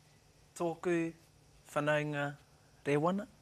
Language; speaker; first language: Māori; non-native, learner; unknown